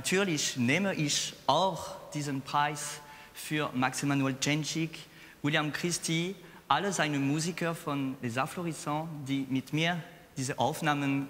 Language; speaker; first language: German; non-native, learner; French